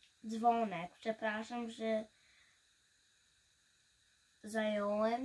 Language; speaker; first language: Polish; early bilingual, heritage; Polish